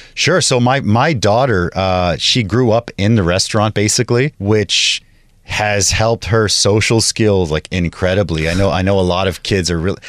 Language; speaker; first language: English; native; English